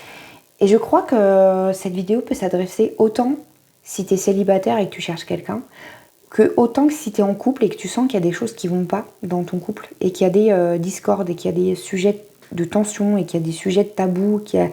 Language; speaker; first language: French; native; French